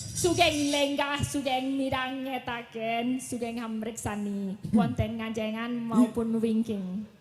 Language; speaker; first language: Javanese; non-native, local second language; Indonesian